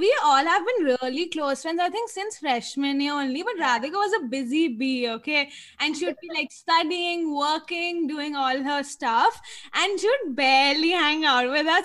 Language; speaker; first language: English; non-native, local second language; Hindi